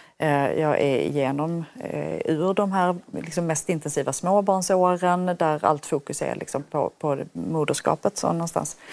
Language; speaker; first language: Swedish; native; Swedish